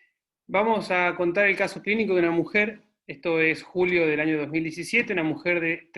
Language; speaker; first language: Spanish; native; Spanish